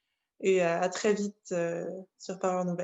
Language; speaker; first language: French; native; French